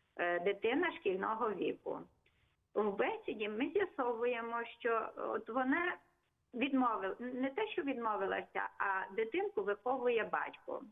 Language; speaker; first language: Ukrainian; non-native, local second language; Hungarian